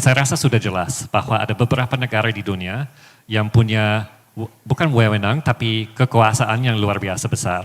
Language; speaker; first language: Indonesian; non-native, fluent; English